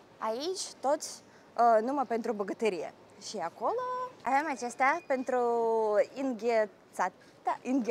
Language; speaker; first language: Romanian; non-native, learner; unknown